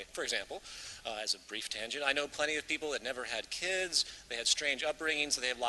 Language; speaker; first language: English; native; English